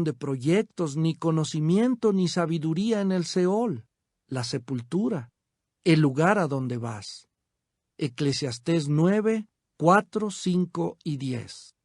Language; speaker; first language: Spanish; native; Spanish